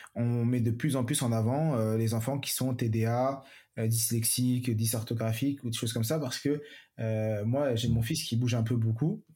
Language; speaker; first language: French; native; French